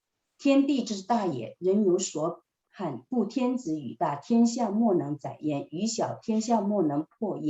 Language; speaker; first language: Chinese; native; Chinese